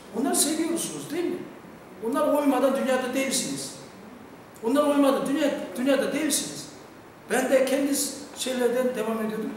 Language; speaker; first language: Turkish; non-native, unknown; Korean